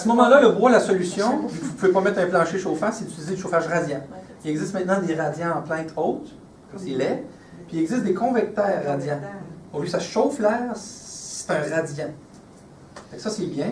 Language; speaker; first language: French; native; French